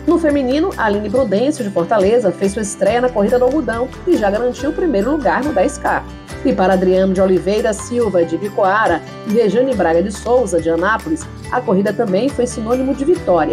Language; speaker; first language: Portuguese; native; Portuguese